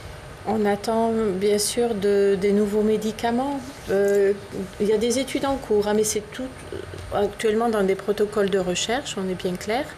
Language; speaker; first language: French; native; French